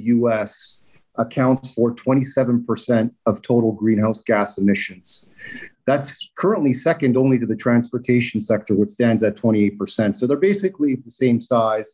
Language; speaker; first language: English; native; English